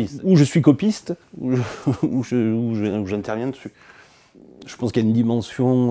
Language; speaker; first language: French; native; French